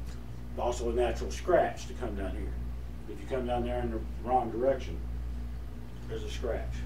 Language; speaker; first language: English; native; English